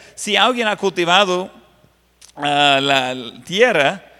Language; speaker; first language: Spanish; non-native, fluent; English